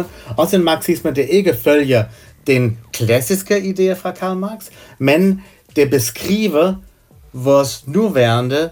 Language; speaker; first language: Danish; non-native, fluent; German